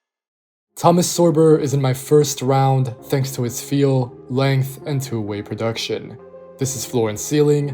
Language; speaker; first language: English; native; English